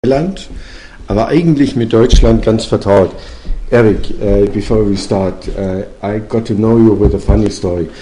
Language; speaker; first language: German; native; German